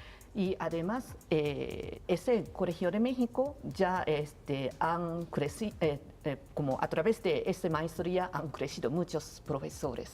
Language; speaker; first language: Spanish; non-native, learner; Japanese